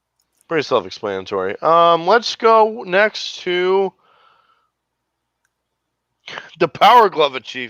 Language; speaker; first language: English; native; English